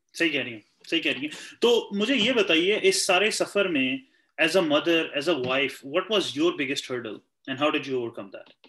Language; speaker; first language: Urdu; native; Urdu